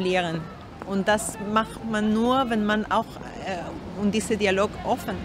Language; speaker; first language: German; non-native, learner; Spanish